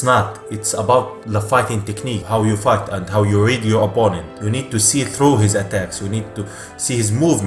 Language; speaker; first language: English; non-native, fluent; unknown